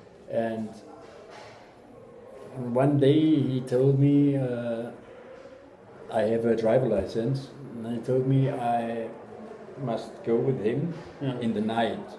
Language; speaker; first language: English; non-native, learner; German